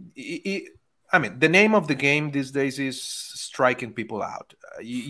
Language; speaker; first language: English; non-native, fluent; Spanish